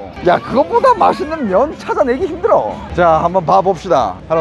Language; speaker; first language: Korean; native; Korean